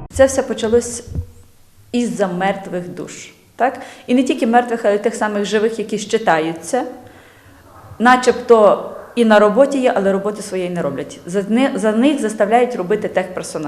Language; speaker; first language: Ukrainian; native; Ukrainian